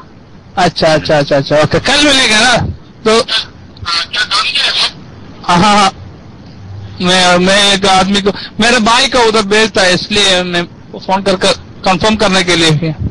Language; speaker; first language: Hindi; non-native, local second language; Malayalam